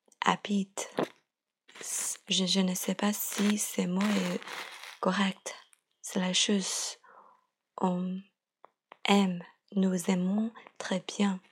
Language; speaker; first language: French; non-native, learner; Chinese